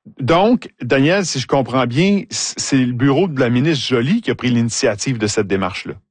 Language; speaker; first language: French; native; French